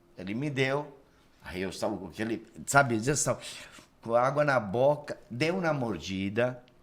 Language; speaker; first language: Portuguese; non-native, fluent; Italian